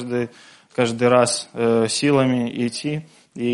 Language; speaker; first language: Russian; native; Russian